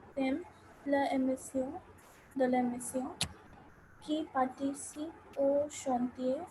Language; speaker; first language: French; non-native, learner; Hindi